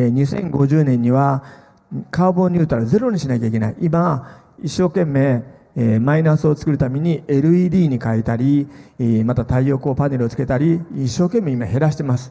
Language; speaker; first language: Japanese; native; Japanese